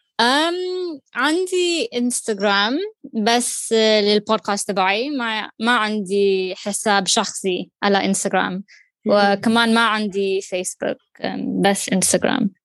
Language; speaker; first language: Arabic; non-native, learner; English